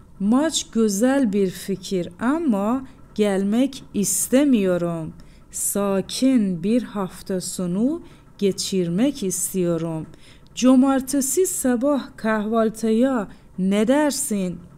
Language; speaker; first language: Turkish; non-native, fluent; Persian